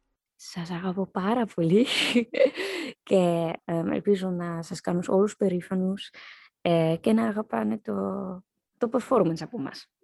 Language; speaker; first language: Greek; early bilingual, heritage; Dutch